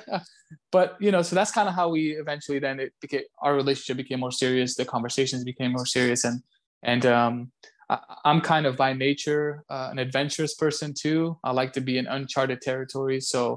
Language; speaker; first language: English; non-native, fluent; Turkish